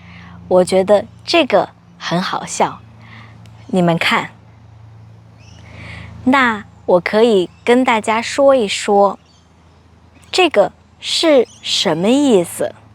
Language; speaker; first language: Chinese; non-native, fluent; English